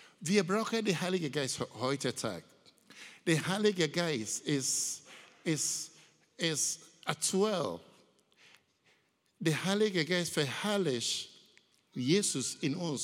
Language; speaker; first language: German; non-native, learner; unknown